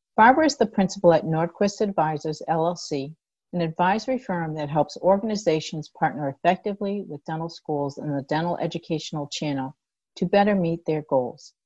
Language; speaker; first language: English; native; English